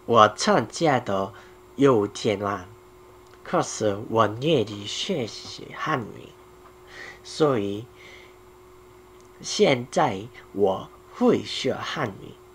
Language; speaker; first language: Chinese; non-native, learner; Korean